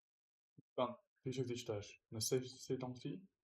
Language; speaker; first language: French; non-native, learner; Russian